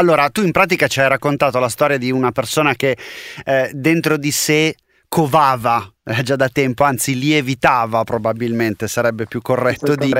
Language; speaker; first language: Italian; native; Italian